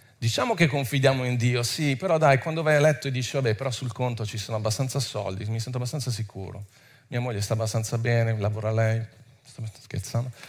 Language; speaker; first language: Italian; non-native, fluent; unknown